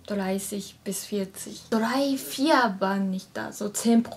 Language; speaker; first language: German; non-native, learner; Japanese